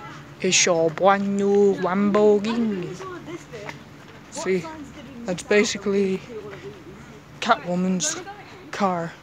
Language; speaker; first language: English; native; English